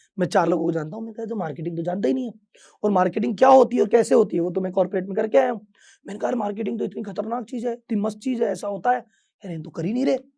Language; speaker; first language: Hindi; native; Hindi